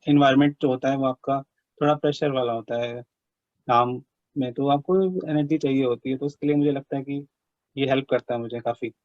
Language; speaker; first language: Hindi; native; Hindi